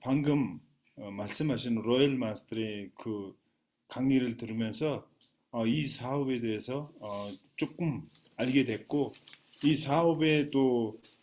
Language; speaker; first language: Korean; non-native, fluent; Mongolian